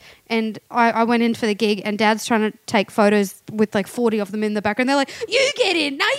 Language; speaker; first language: English; native; English